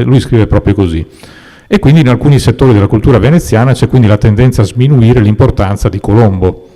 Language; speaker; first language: Italian; native; Italian